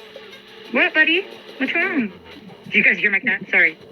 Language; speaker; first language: English; native; English